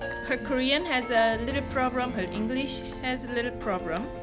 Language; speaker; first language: English; non-native, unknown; Korean